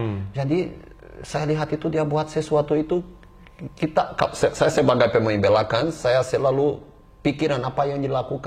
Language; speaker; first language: Indonesian; non-native, fluent; Portuguese